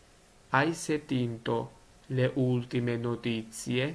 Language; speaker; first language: Italian; non-native, fluent; Georgian